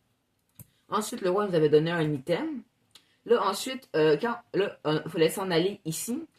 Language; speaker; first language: French; native; French